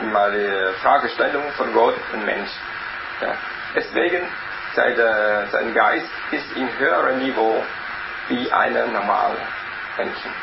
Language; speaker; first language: German; non-native, learner; Vietnamese